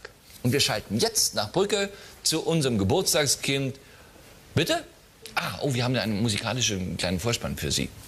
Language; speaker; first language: German; native; German